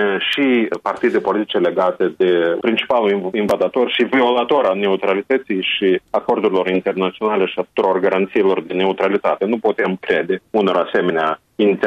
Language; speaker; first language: Romanian; native; Romanian